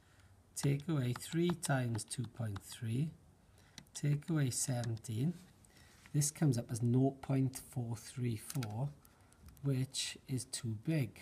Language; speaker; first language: English; native; English